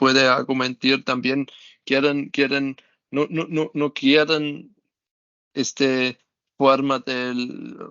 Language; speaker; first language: Spanish; non-native, learner; German